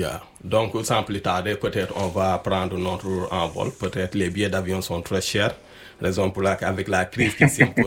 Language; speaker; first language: French; non-native, local second language; Wolof